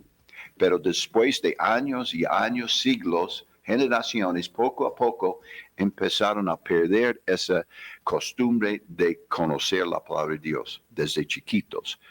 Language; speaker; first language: Spanish; non-native, fluent; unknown